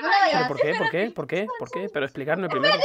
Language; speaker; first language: Spanish; native; Spanish